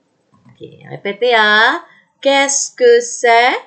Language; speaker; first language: French; non-native, fluent; Indonesian